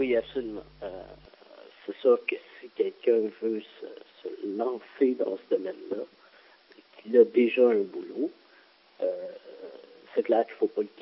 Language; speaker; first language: French; native; French